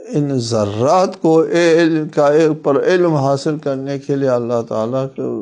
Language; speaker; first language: Urdu; non-native, local second language; Balti